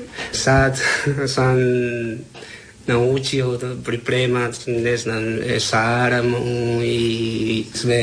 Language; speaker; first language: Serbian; non-native, learner; Spanish